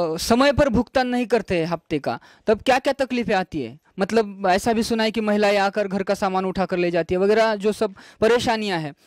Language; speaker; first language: Hindi; non-native, local second language; Marathi